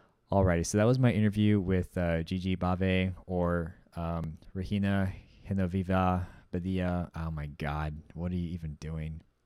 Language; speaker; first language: English; native; English